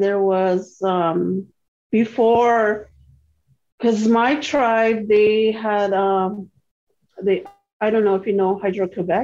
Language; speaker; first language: English; non-native, fluent; Cree